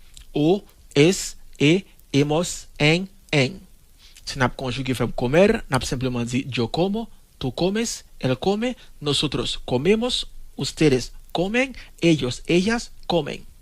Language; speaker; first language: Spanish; non-native, fluent; Haitian Creole